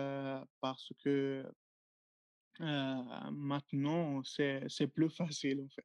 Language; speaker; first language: French; non-native, learner; Arabic